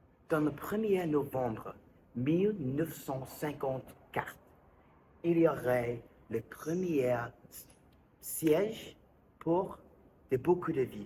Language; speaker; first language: French; non-native, learner; English